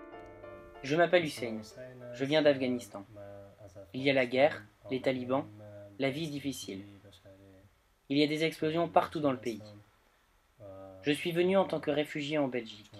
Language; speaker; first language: French; native; French